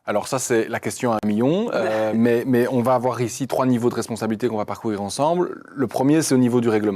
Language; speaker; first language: French; native; French